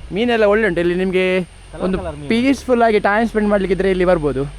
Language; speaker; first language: Kannada; non-native, local second language; Tulu